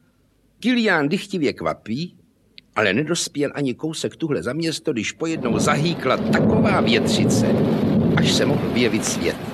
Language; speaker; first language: Czech; native; Czech